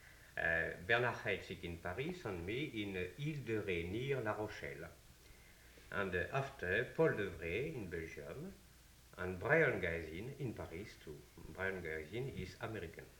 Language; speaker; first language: English; non-native, learner; French